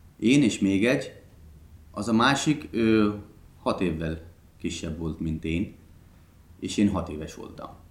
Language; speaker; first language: Hungarian; non-native, fluent; Hindi